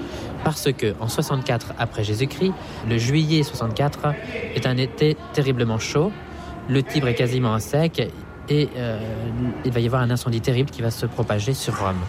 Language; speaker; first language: French; native; French